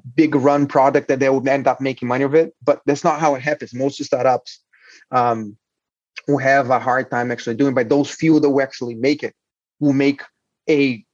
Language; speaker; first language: English; non-native, fluent; Portuguese